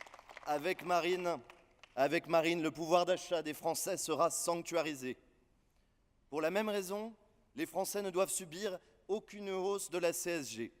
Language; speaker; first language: French; native; French